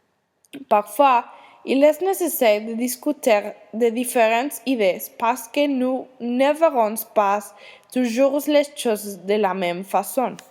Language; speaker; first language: French; non-native, learner; Spanish